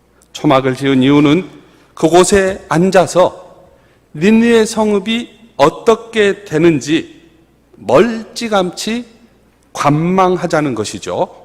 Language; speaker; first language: Korean; native; Korean